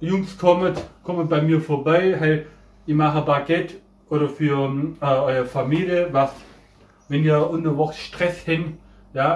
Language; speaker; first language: German; non-native, fluent; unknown